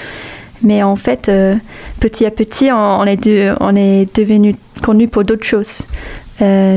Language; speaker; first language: French; non-native, fluent; English